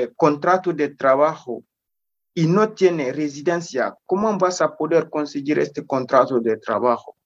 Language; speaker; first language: Spanish; non-native, fluent; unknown